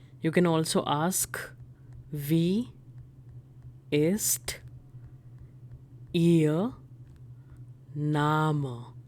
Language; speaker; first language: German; non-native, fluent; Hindi